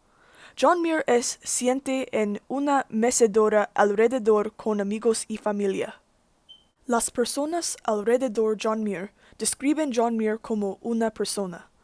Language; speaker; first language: Spanish; non-native, learner; English